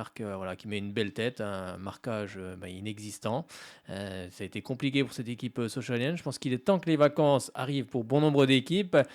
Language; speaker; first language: French; native; French